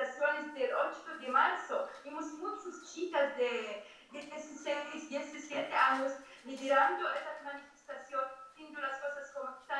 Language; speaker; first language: Spanish; non-native, fluent; Arabic